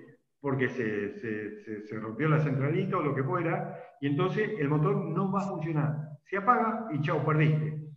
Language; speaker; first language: Spanish; native; Spanish